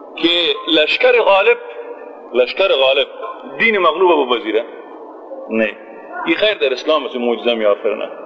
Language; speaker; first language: Persian; native; Persian